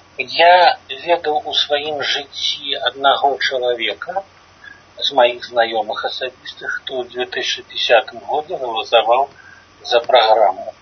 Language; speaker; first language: Belarusian; non-native, local second language; Russian